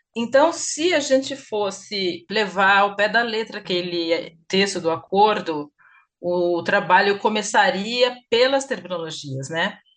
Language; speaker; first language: Portuguese; native; Portuguese